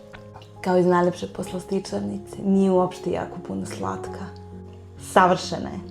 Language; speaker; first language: Serbian; native; Serbian